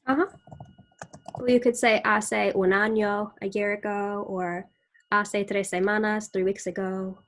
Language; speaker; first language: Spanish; non-native, fluent; English